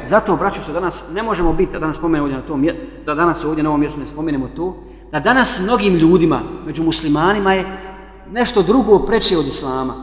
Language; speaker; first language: Bosnian; native; Bosnian